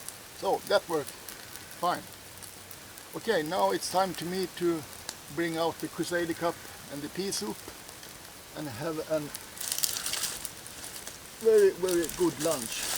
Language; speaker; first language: English; non-native, fluent; Swedish